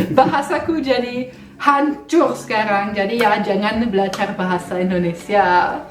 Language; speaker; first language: Indonesian; non-native, fluent; German